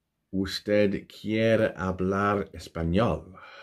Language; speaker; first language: Spanish; non-native, learner; English